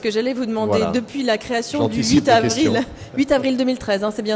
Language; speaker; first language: French; native; French